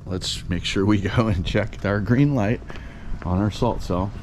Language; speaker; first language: English; native; English